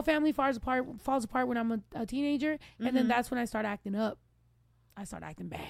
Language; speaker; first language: English; native; English